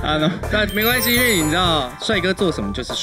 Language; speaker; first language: Chinese; native; Chinese